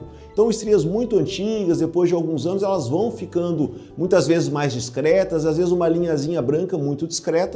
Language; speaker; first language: Portuguese; native; Portuguese